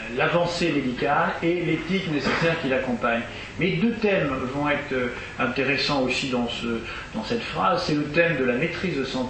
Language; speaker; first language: French; native; French